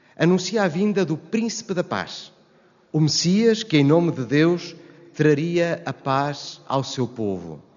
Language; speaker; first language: Portuguese; native; Portuguese